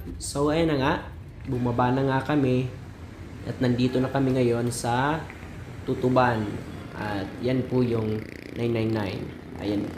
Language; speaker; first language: Filipino; non-native, local second language; Bikol